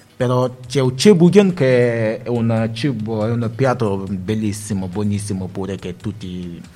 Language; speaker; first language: Italian; non-native, learner; Wolof